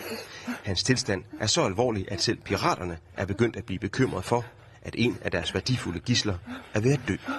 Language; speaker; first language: Danish; native; Danish